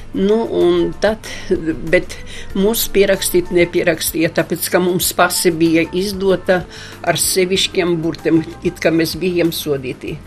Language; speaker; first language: Latvian; non-native, local second language; Polish